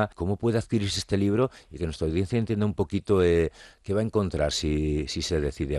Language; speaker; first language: Spanish; native; Spanish